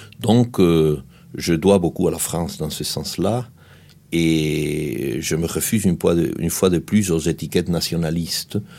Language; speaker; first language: French; non-native, fluent; Spanish